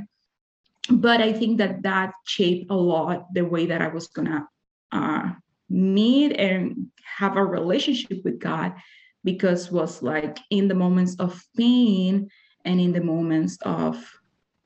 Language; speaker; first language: English; non-native, fluent; Spanish